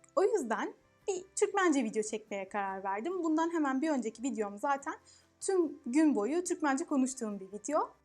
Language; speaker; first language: Turkish; early bilingual, heritage; Arabic